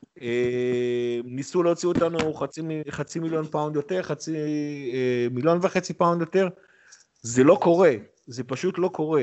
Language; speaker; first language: Hebrew; native; Hebrew